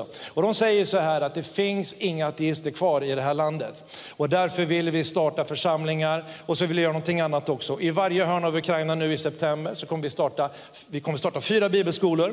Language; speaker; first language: Swedish; native; Swedish